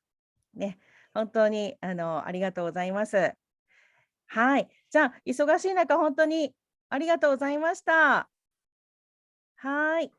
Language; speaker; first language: Japanese; non-native, fluent; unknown